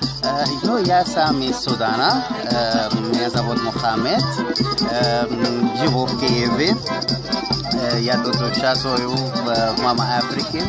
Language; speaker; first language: Russian; non-native, fluent; Arabic